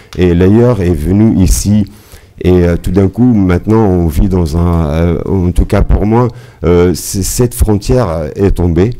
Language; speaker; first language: French; non-native, fluent; Arabic